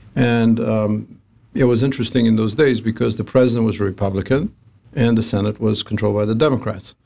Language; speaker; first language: English; non-native, fluent; Arabic